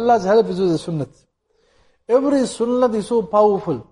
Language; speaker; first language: English; native; English